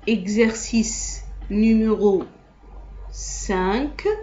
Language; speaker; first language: French; non-native, local second language; Arabic